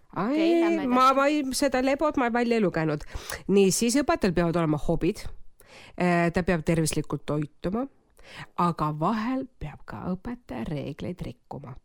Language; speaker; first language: Estonian; non-native, local second language; Russian